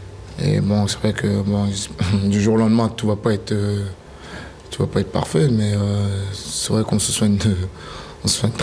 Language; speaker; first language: French; native; French